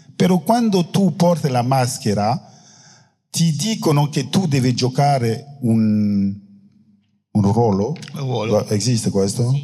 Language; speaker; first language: Italian; non-native, fluent; French